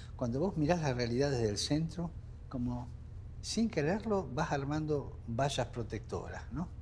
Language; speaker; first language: Spanish; native; Spanish